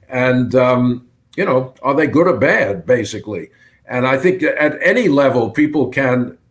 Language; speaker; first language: English; native; English